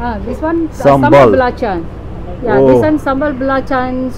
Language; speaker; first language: English; non-native, learner; Indonesian